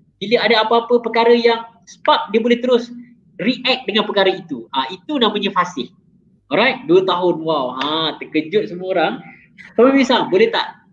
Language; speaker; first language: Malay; native; Malay